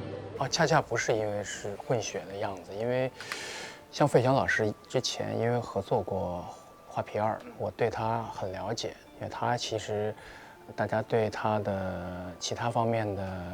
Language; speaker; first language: Chinese; native; Chinese